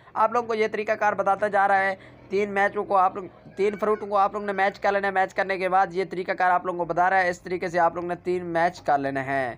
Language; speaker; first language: Urdu; non-native, local second language; Saraiki